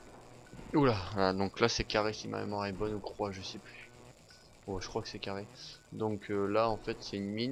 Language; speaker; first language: French; native; French